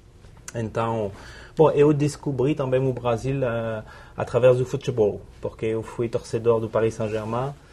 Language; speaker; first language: Portuguese; non-native, fluent; French